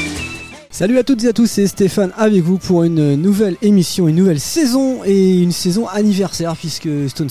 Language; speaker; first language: French; native; French